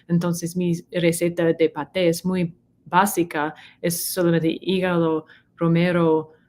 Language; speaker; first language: Spanish; non-native, fluent; English